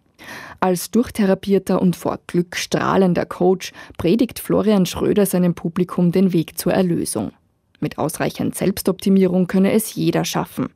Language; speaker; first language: German; native; German